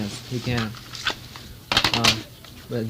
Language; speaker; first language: English; non-native, learner; Japanese